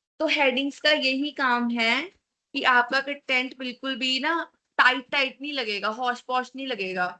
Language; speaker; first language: Hindi; non-native, local second language; Punjabi